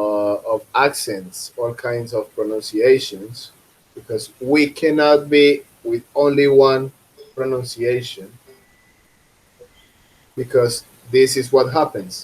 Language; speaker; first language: English; non-native, fluent; Spanish